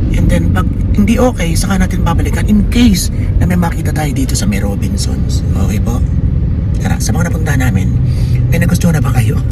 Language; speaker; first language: Filipino; native; Filipino